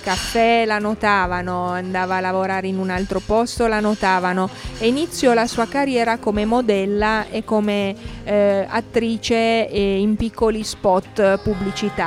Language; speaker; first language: Italian; native; Italian